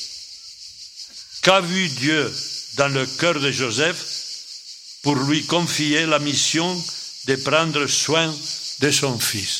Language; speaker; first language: French; non-native, fluent; Spanish